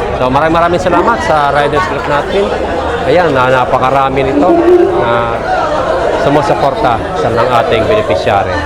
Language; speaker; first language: Filipino; native; Filipino